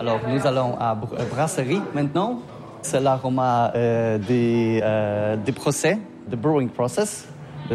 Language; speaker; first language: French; non-native, learner; Polish